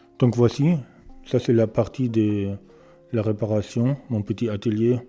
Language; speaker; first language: French; non-native, learner; German